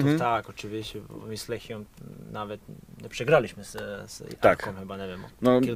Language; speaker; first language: Polish; non-native, fluent; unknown